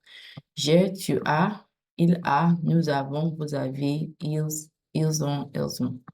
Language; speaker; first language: French; non-native, fluent; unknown